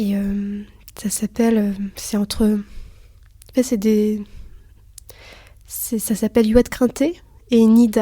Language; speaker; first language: French; early bilingual, other home language; Lithuanian